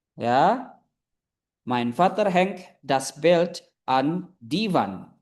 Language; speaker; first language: German; non-native, fluent; Indonesian